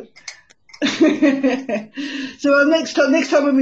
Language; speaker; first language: English; native; English